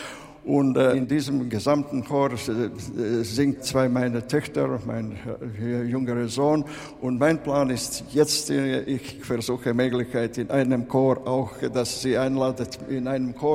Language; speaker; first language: German; non-native, fluent; Latvian